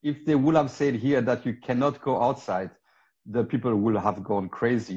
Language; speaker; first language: English; non-native, fluent; Spanish